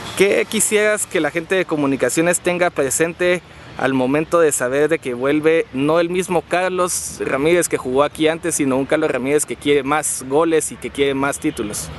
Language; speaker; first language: Spanish; native; Spanish